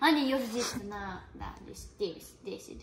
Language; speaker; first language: Russian; early bilingual, heritage; Russian